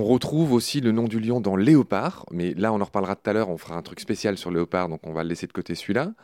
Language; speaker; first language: French; native; French